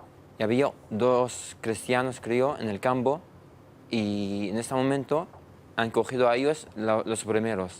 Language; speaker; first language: Spanish; non-native, learner; Arabic